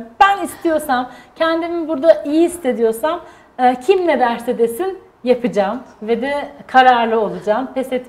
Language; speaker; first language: Turkish; native; Turkish